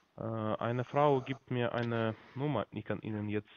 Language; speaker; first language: German; non-native, learner; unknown